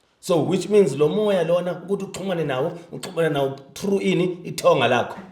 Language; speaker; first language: Zulu; native; Zulu